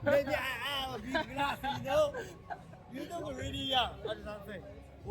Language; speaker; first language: English; non-native, learner; Chinese